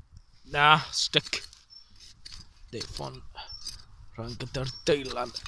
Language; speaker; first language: Welsh; non-native, learner; English